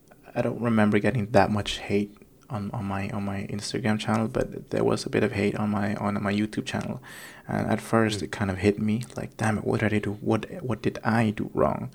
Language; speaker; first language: English; non-native, fluent; Indonesian